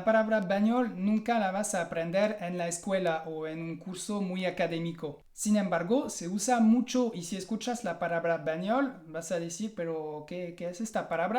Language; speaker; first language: Spanish; non-native, fluent; French